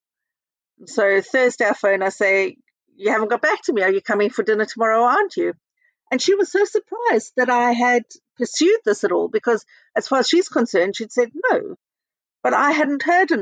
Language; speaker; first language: English; native; English